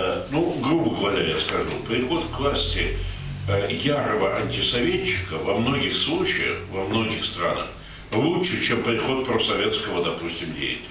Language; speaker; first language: Russian; native; Russian